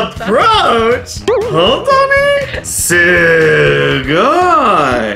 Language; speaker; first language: Japanese; non-native, learner; English